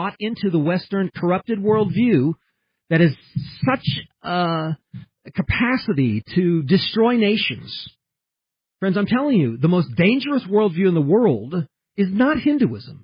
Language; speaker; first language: English; early bilingual, heritage; English